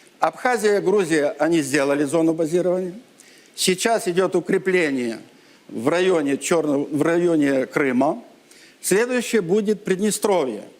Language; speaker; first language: Russian; non-native, local second language; Ukrainian